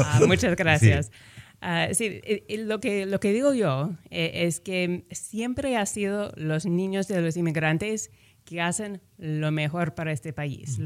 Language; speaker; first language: Spanish; non-native, fluent; English